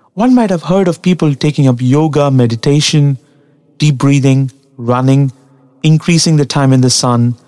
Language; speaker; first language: English; non-native, local second language; Tamil